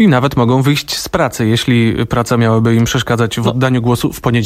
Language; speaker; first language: Polish; native; Polish